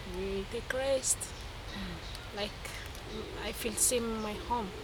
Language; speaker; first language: English; non-native, learner; French